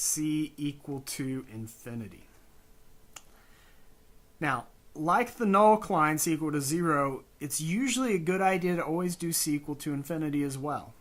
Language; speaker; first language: English; native; English